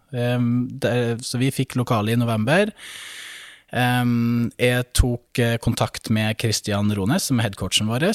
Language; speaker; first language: Norwegian; native; Norwegian